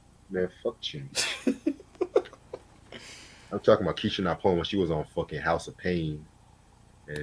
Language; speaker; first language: English; native; English